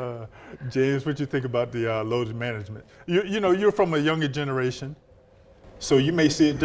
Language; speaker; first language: English; native; English